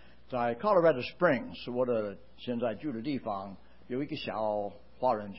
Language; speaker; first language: Chinese; non-native, fluent; English